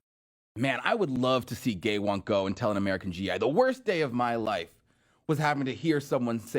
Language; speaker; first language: English; native; English